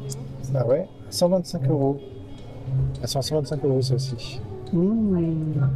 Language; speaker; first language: French; native; French